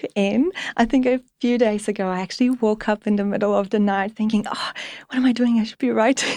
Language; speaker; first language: English; non-native, fluent; Polish